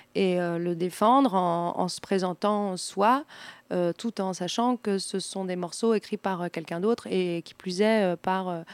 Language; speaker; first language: French; native; French